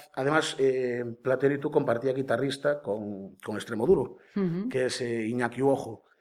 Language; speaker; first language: Spanish; native; Spanish